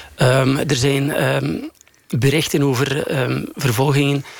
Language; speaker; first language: Dutch; native; Dutch